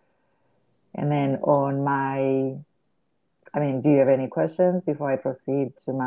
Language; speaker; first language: English; non-native, local second language; Shona